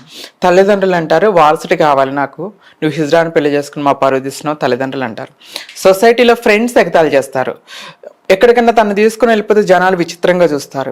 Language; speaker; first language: Telugu; native; Telugu